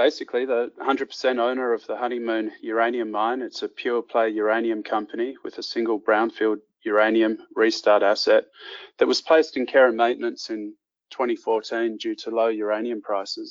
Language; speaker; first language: English; native; English